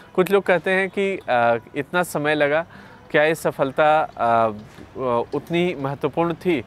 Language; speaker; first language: Hindi; native; Hindi